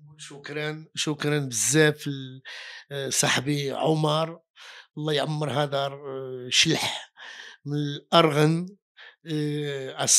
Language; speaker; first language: Arabic; native; Arabic